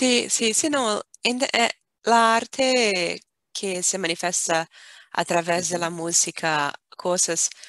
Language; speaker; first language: Spanish; non-native, fluent; Portuguese